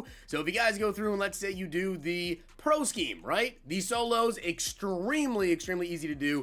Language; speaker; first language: English; native; English